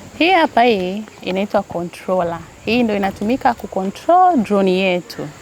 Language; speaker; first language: Swahili; native; Swahili